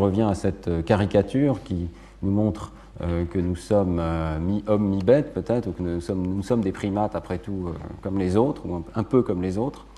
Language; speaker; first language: French; native; French